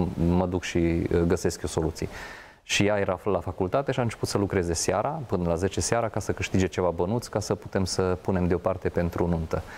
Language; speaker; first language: Romanian; non-native, local second language; Hungarian